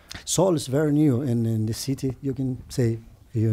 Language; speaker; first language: English; non-native, learner; Portuguese